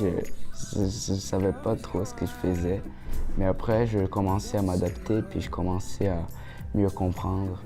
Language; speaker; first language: French; early bilingual, other home language; Portuguese